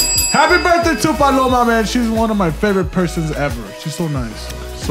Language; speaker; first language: English; early bilingual, other home language; Spanish